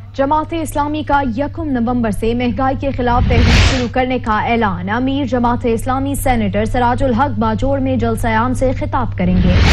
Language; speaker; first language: Urdu; native; Urdu